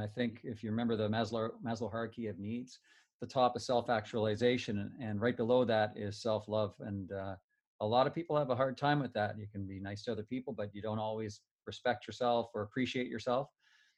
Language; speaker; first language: English; native; English